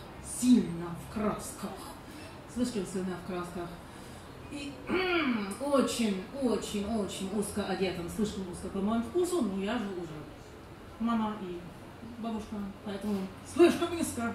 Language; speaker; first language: Russian; non-native, learner; German